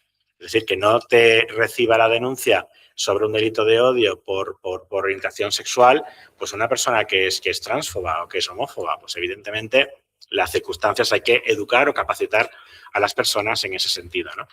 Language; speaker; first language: Spanish; native; Spanish